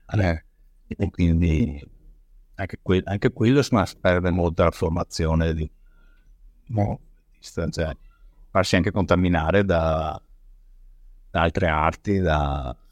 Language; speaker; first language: Italian; native; Italian